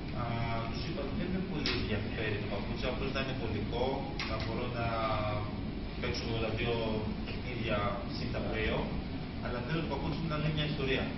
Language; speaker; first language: Greek; early bilingual, other home language; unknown